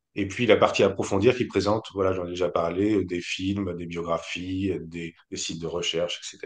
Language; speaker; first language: French; native; French